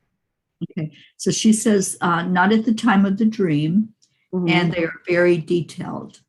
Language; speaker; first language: English; native; English